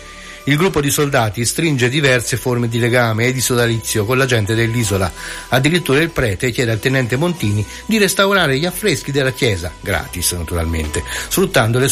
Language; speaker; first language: Italian; native; Italian